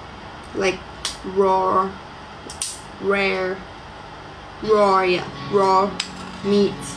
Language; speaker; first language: English; non-native, learner; Thai